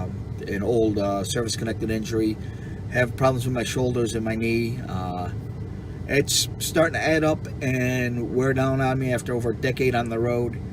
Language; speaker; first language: English; native; English